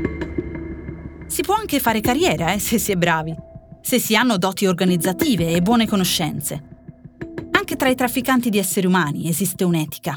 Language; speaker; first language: Italian; native; Italian